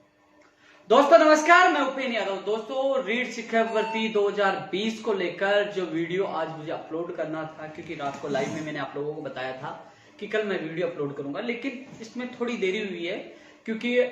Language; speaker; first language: Hindi; native; Hindi